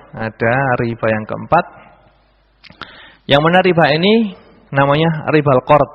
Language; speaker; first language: Indonesian; native; Indonesian